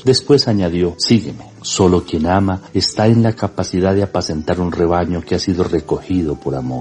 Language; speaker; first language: Spanish; native; Spanish